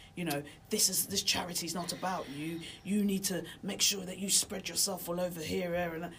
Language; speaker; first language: English; native; English